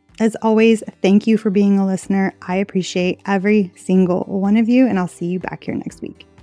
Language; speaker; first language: English; native; English